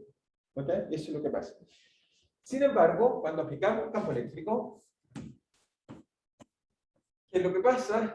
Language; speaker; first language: Spanish; native; Spanish